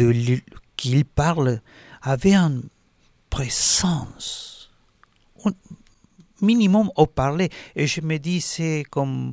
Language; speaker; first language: French; non-native, learner; Spanish